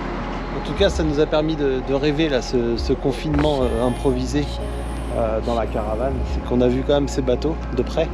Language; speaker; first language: French; native; French